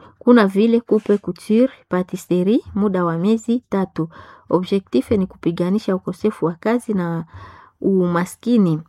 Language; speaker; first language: Swahili; non-native, local second language; Nande